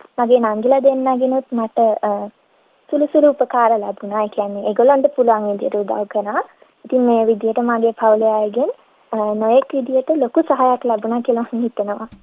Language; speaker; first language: Sinhala; early bilingual, heritage; Sinhala